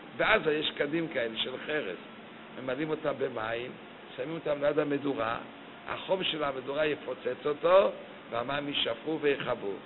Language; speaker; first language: Hebrew; native; Hebrew